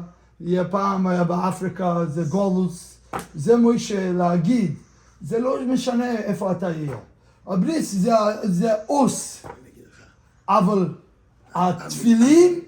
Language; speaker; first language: Hebrew; non-native, learner; English